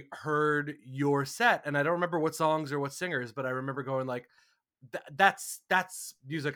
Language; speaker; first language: English; native; English